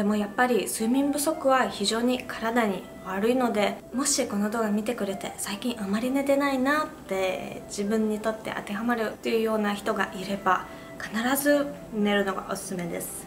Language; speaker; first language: Japanese; non-native, fluent; Russian